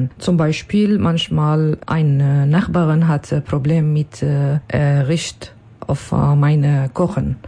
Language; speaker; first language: German; non-native, learner; Kurdish